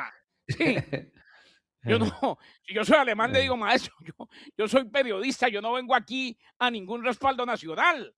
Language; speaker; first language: Spanish; native; Spanish